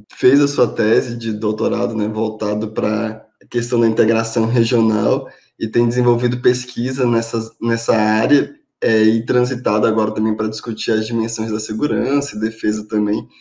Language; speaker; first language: Portuguese; native; Portuguese